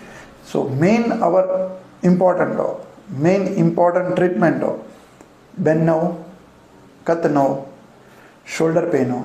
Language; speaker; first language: Kannada; non-native, local second language; Gujarati